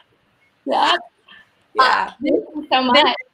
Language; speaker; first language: English; native; English